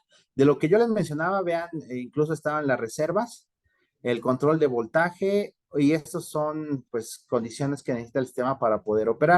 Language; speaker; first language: Spanish; native; Spanish